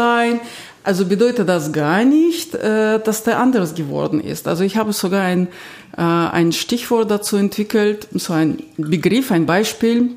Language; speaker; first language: German; non-native, fluent; Russian